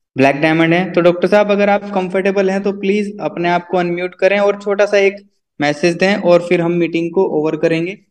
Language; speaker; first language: Hindi; native; Hindi